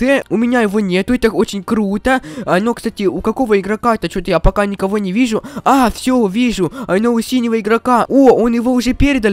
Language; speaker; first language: Russian; native; Russian